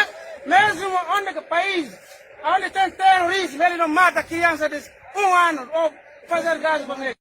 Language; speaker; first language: Portuguese; non-native, fluent; Haitian Creole